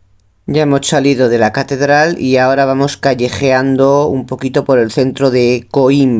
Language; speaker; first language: Spanish; native; Spanish